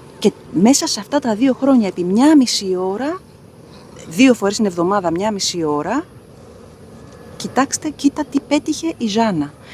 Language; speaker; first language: Greek; native; Greek